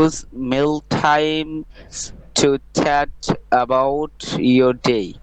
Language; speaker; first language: English; non-native, learner; Bangla